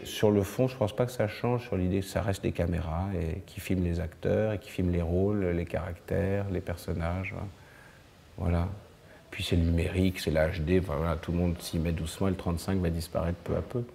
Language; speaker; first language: French; native; French